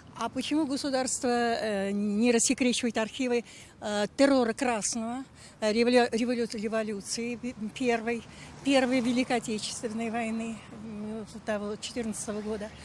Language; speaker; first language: Russian; native; Russian